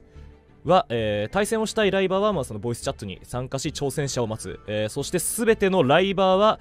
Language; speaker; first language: Japanese; native; Japanese